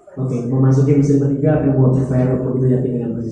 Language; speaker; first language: Indonesian; native; Indonesian